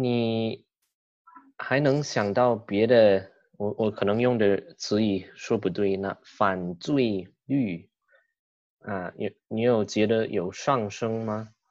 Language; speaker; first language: Chinese; non-native, fluent; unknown